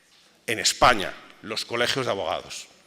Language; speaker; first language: Spanish; native; Spanish